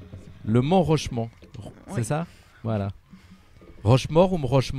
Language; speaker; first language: French; native; French